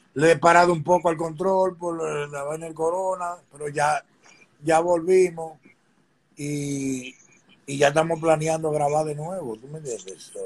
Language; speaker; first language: Spanish; native; Spanish